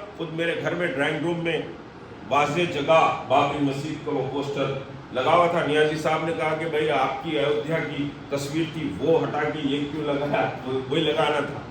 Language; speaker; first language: Urdu; native; Urdu